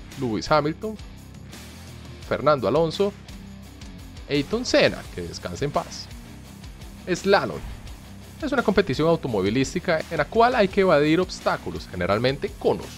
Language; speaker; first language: Spanish; native; Spanish